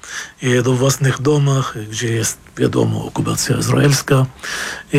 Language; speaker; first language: Polish; non-native, fluent; Arabic